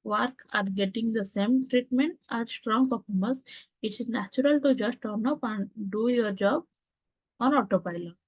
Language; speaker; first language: English; non-native, local second language; Odia